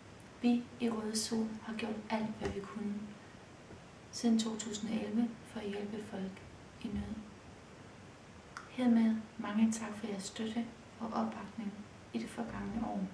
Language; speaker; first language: Danish; early bilingual, other home language; Kurdish